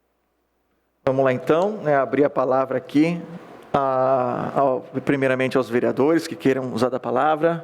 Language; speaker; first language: Portuguese; native; Portuguese